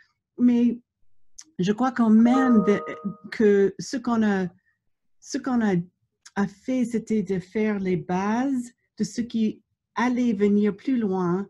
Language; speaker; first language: French; non-native, fluent; English